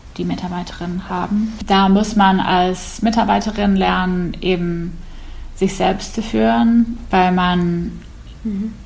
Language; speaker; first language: German; non-native, fluent; English